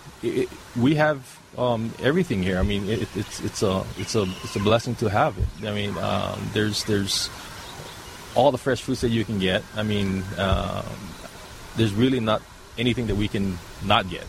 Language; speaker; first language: English; native; English